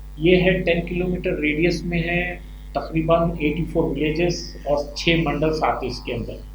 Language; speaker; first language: Hindi; non-native, local second language; Urdu